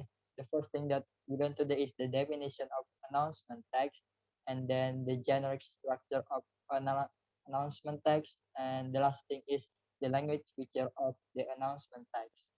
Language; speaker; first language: English; non-native, learner; Indonesian